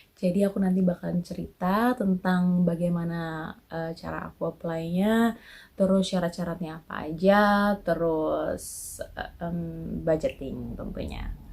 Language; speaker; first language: Indonesian; native; Indonesian